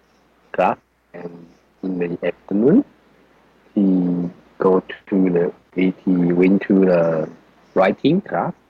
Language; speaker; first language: English; non-native, learner; Chinese